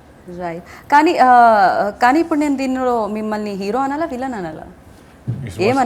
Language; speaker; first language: Telugu; native; Telugu